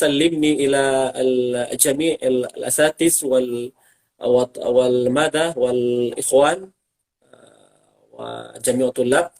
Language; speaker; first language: Arabic; non-native, fluent; Indonesian